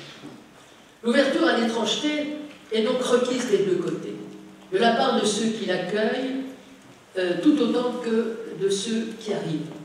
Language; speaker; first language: French; native; French